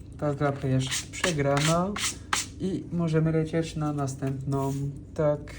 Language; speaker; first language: Polish; non-native, fluent; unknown